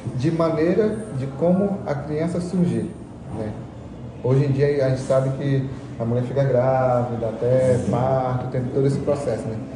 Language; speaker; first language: Portuguese; non-native, local second language; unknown